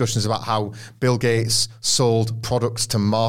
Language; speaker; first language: English; native; English